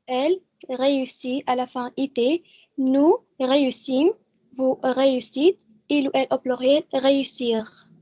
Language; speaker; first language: French; non-native, learner; Arabic